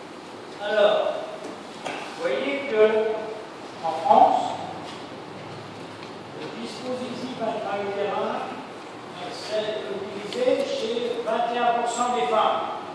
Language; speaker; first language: French; native; French